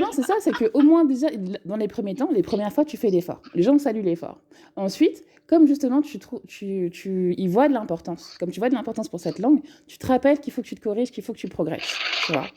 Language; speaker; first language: French; native; French